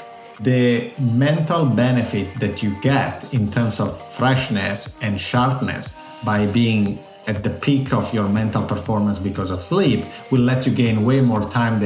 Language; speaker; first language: English; non-native, fluent; Italian